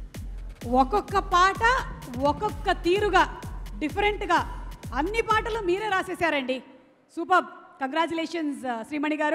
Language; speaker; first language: Telugu; native; Telugu